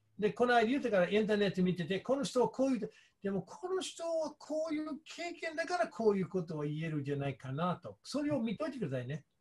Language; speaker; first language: Japanese; non-native, fluent; English